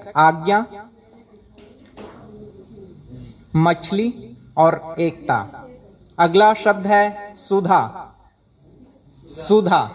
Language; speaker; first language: Hindi; native; Hindi